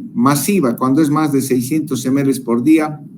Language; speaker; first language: Spanish; native; Spanish